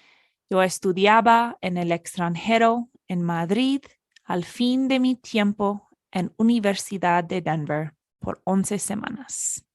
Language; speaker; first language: Spanish; non-native, fluent; English